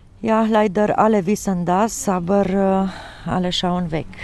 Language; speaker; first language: German; non-native, fluent; Romanian